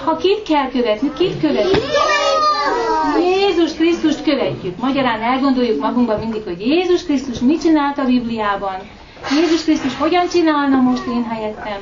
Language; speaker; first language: Hungarian; native; Hungarian